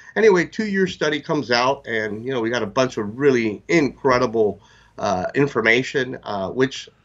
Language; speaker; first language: English; native; English